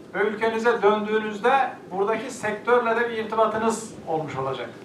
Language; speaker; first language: Turkish; native; Turkish